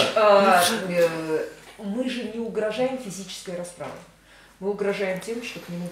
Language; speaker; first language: Russian; native; Russian